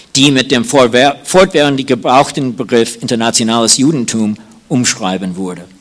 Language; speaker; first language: German; non-native, fluent; English